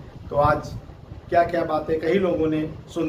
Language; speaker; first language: Hindi; native; Hindi